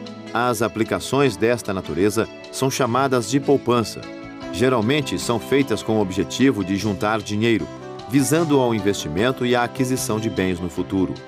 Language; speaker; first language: Portuguese; native; Portuguese